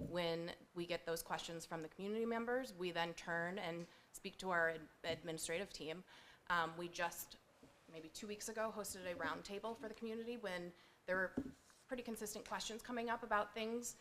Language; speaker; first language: English; native; English